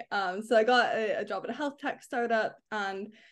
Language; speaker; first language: English; native; English